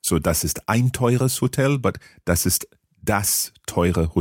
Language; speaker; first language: German; non-native, learner; English